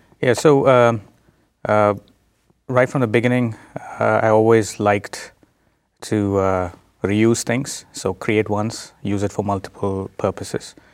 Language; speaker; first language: English; non-native, local second language; Telugu